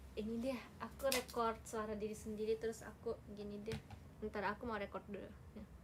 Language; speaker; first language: Indonesian; non-native, fluent; Japanese